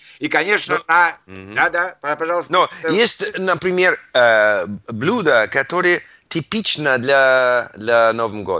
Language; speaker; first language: Russian; non-native, learner; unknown